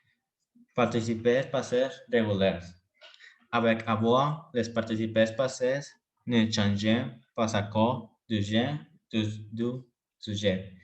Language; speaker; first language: French; non-native, learner; Spanish